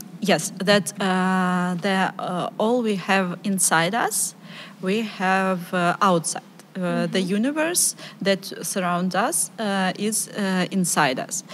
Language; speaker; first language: English; non-native, learner; Ukrainian